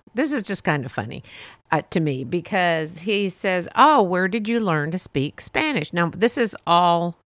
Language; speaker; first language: English; early bilingual, other home language; Spanish